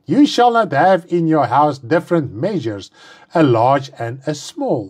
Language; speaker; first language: English; non-native, local second language; Afrikaans